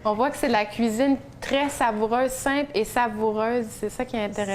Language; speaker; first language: French; native; French